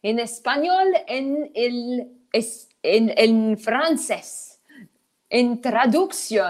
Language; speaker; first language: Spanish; non-native, learner; French